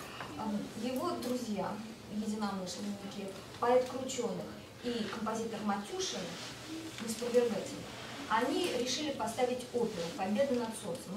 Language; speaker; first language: Russian; native; Russian